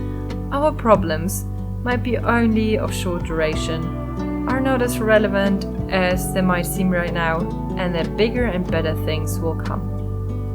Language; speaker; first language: English; non-native, fluent; German